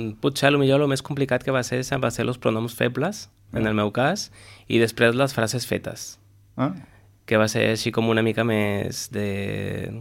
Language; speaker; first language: Catalan; non-native, fluent; Spanish